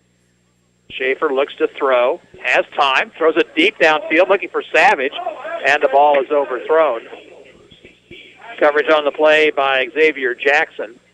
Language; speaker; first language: English; native; English